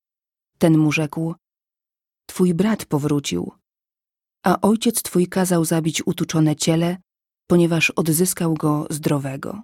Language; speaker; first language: Polish; native; Polish